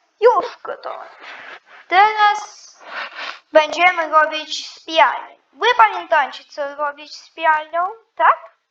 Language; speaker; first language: Polish; non-native, learner; Ukrainian